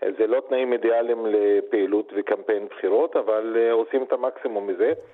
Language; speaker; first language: Hebrew; non-native, local second language; Arabic